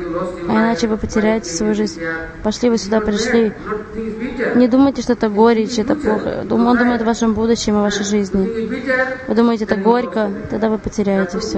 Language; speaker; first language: Russian; non-native, fluent; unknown